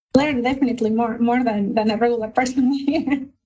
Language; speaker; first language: English; non-native, fluent; Spanish